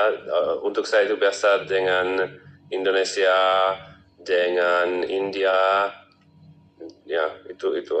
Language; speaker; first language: Indonesian; non-native, learner; Czech